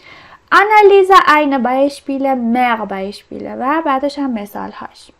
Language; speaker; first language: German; non-native, fluent; Persian